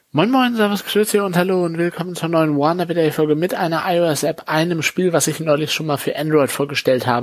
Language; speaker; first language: German; native; German